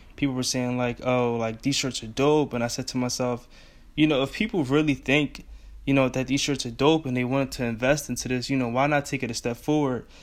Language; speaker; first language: English; native; English